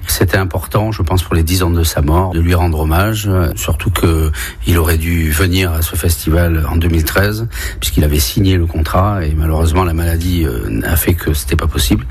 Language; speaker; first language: French; early bilingual, other home language; Spanish